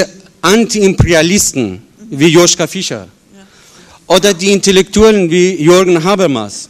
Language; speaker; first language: German; non-native, fluent; Persian